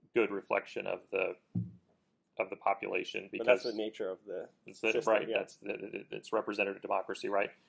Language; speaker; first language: English; native; English